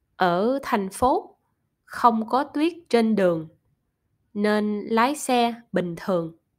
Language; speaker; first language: Vietnamese; non-native, learner; German